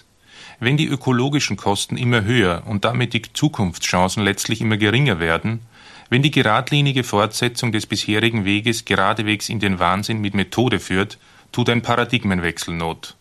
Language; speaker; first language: German; native; German